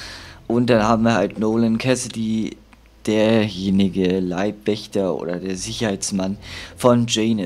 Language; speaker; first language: German; native; German